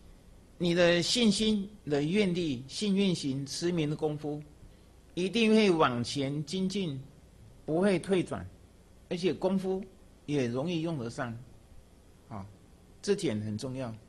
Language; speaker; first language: Chinese; native; Chinese